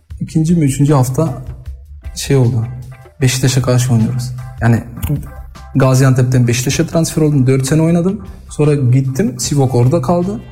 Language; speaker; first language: Turkish; early bilingual, heritage; Turkish